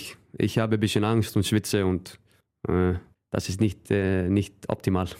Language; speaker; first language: German; non-native, fluent; Icelandic